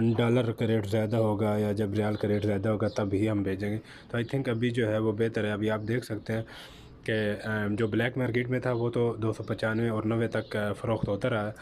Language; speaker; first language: Urdu; native; Urdu